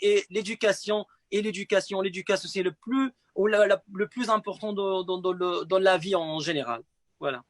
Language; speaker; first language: French; non-native, fluent; Arabic